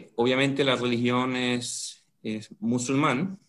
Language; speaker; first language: Spanish; native; Spanish